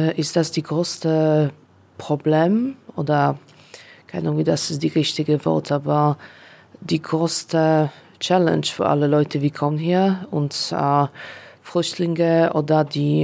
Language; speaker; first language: German; non-native, learner; Polish